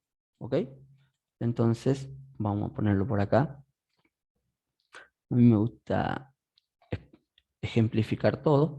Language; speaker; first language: Spanish; native; Spanish